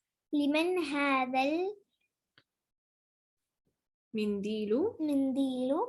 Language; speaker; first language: Arabic; non-native, learner; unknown